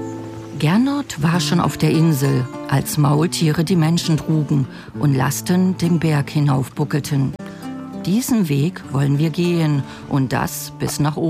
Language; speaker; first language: German; native; German